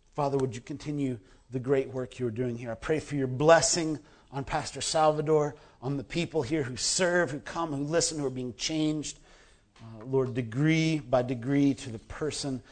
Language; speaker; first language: English; native; English